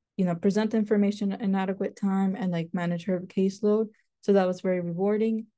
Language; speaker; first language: English; native; English